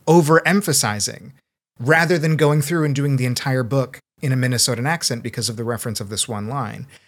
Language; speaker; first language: English; early bilingual, other home language; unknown